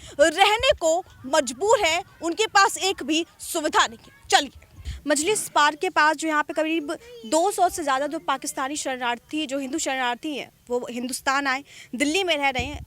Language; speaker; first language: Hindi; native; Hindi